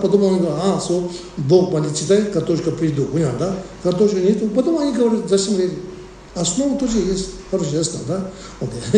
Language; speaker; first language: Russian; non-native, learner; Tibetan